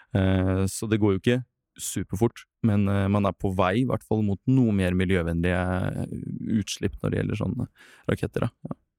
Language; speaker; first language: Norwegian; non-native, fluent; Russian